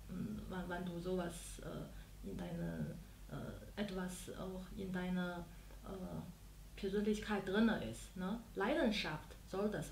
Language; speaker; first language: German; non-native, fluent; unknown